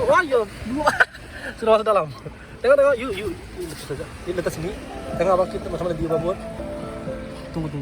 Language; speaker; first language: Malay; non-native, learner; Bangla